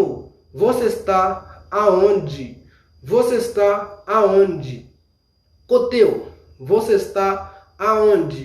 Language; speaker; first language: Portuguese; non-native, fluent; Haitian Creole